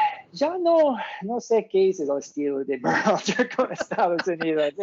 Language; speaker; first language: Spanish; non-native, fluent; English